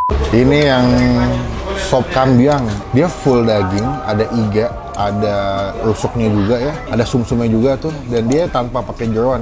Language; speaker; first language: Indonesian; native; Indonesian